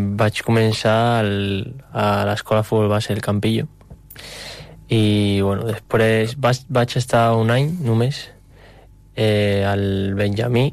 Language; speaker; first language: Catalan; non-native, local second language; Spanish